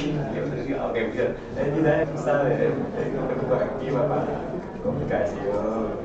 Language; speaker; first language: Spanish; non-native, learner; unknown